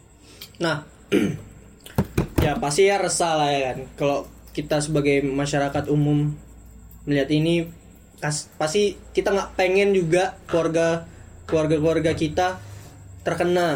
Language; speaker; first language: Indonesian; native; Indonesian